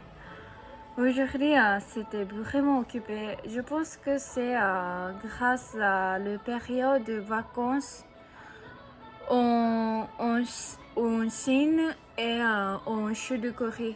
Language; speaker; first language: French; non-native, learner; Japanese